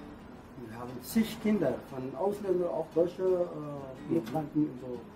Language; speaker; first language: German; non-native, learner; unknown